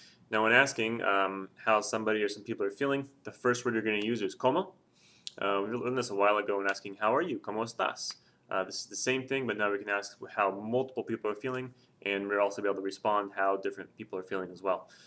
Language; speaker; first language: English; native; English